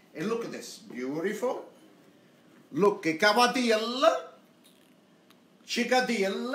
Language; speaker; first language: English; non-native, local second language; Italian